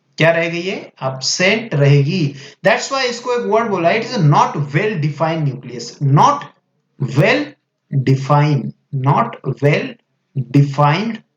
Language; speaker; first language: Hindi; non-native, local second language; Marathi